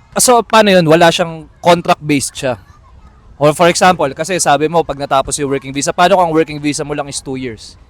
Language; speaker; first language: Filipino; native; Filipino